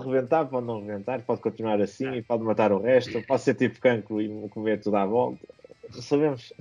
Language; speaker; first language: Portuguese; native; Portuguese